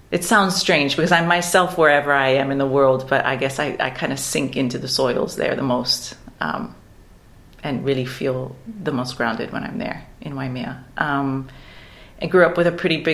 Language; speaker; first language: English; native; English